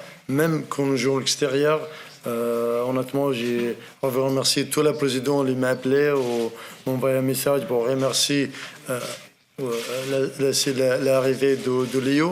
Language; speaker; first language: French; non-native, learner; Arabic